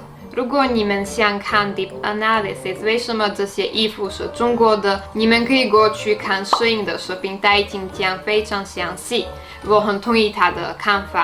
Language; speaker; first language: Chinese; non-native, fluent; Slovak